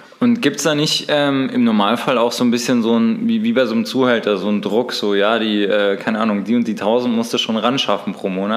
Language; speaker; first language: German; native; German